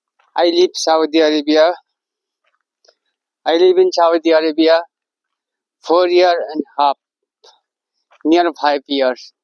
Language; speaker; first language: English; non-native, learner; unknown